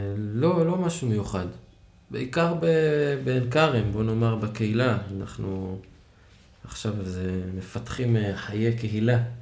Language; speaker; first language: Hebrew; native; Hebrew